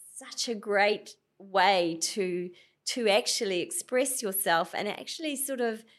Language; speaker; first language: English; native; English